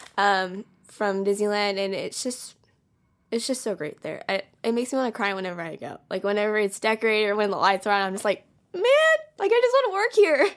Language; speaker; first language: English; native; English